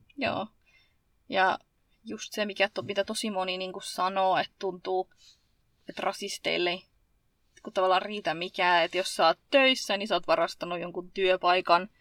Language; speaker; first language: Finnish; early bilingual, other home language; Arabic